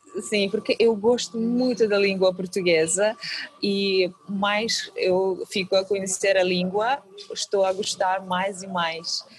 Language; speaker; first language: Portuguese; non-native, fluent; Russian